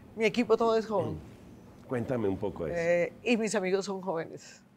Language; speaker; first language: Spanish; native; Spanish